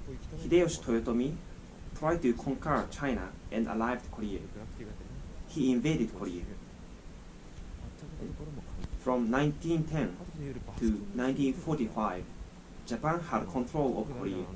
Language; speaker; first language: English; non-native, learner; Japanese